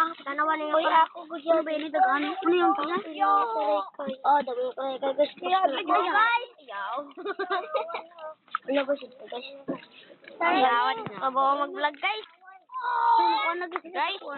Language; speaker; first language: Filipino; non-native, local second language; Cebuano